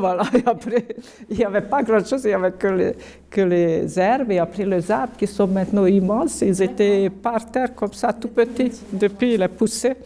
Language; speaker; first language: French; non-native, fluent; Hungarian